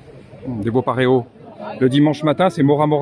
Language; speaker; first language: French; native; French